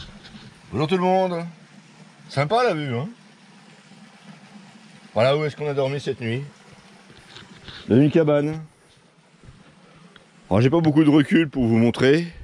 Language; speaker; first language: French; native; French